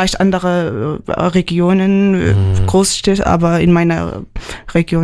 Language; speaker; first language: German; non-native, learner; Arabic